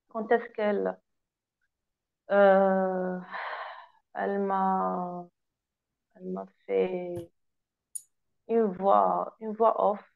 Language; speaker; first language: French; non-native, learner; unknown